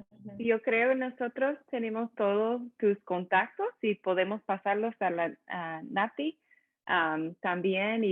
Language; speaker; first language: Spanish; non-native, fluent; English